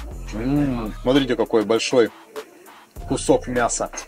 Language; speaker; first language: Russian; native; Russian